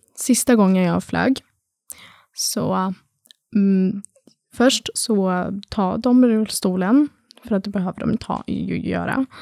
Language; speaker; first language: Swedish; early bilingual, other home language; Arabic